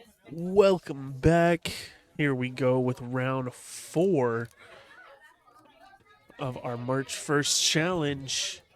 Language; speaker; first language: English; native; English